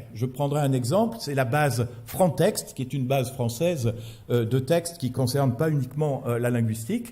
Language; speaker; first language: French; native; French